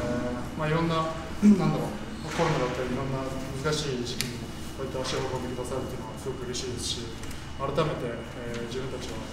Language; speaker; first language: Japanese; native; Japanese